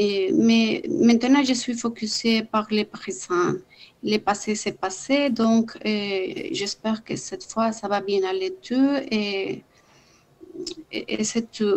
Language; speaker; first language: French; non-native, learner; Spanish